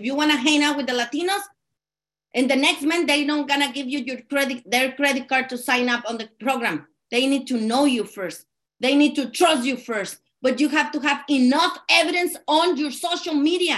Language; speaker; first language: English; non-native, learner; Spanish